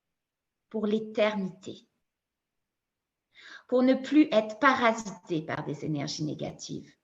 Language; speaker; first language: French; native; French